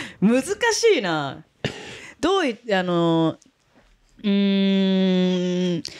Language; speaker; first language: Japanese; native; Japanese